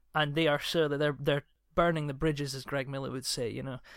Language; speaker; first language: English; native; English